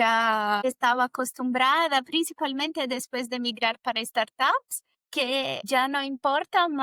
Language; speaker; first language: Spanish; non-native, fluent; Portuguese